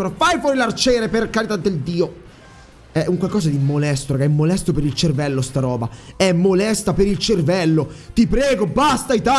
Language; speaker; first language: Italian; native; Italian